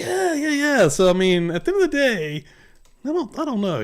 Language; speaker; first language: English; native; English